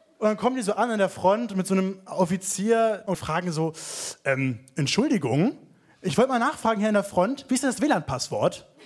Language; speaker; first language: German; native; German